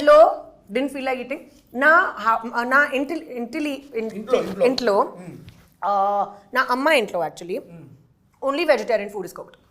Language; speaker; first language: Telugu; non-native, local second language; Hindi